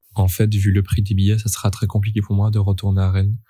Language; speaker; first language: French; native; French